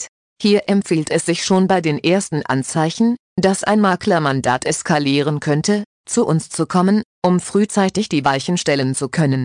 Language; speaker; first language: German; native; German